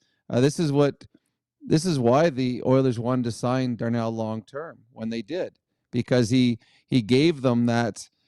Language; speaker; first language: English; native; English